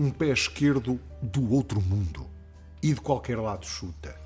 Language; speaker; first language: Portuguese; native; Portuguese